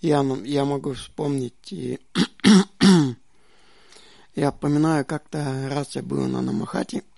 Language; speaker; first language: Czech; non-native, learner; Russian